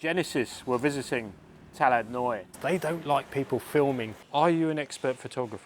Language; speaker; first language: English; native; English